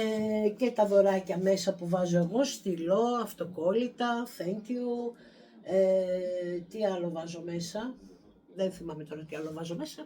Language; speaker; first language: Greek; native; Greek